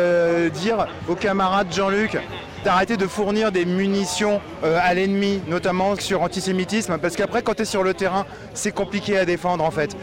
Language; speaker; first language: French; native; French